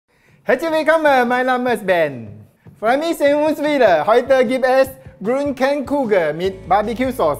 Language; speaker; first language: German; non-native, learner; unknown